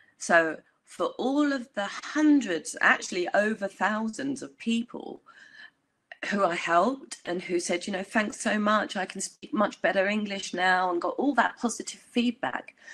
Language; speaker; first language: English; native; English